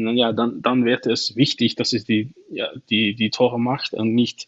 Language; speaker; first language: German; non-native, learner; Dutch